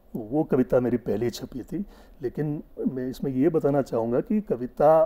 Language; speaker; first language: Hindi; non-native, local second language; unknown